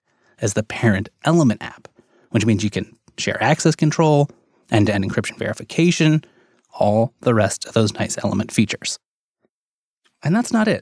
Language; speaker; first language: English; native; English